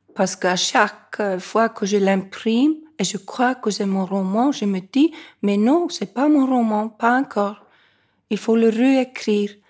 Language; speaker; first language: French; non-native, fluent; Icelandic